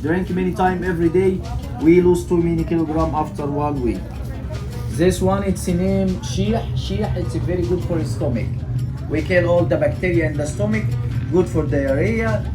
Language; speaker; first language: English; non-native, learner; Arabic